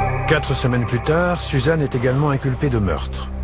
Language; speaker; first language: French; native; French